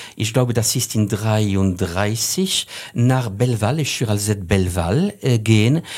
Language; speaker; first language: German; non-native, fluent; French